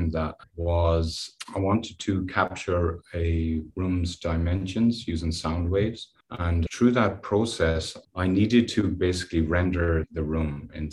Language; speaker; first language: English; native; English